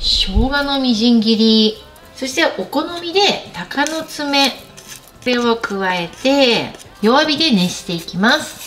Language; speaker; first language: Japanese; native; Japanese